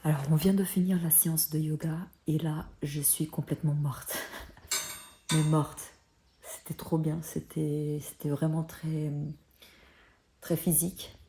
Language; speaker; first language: French; non-native, fluent; Portuguese